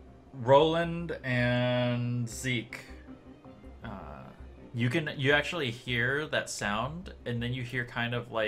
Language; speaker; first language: English; native; English